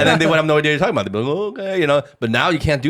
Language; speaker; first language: English; native; English